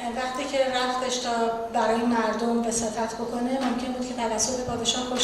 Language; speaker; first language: Persian; native; Persian